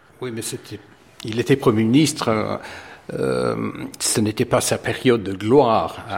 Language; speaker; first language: French; non-native, fluent; English